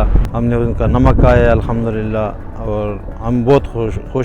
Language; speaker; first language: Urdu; early bilingual, other home language; Pashto